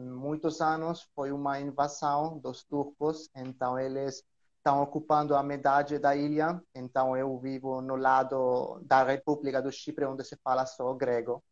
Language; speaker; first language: Portuguese; non-native, learner; Greek